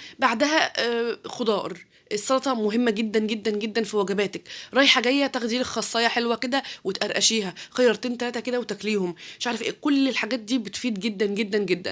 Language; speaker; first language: Arabic; native; Arabic